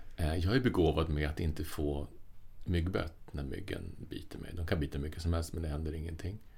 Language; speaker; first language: Swedish; native; Swedish